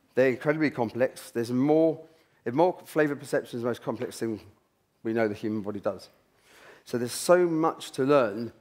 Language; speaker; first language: English; native; English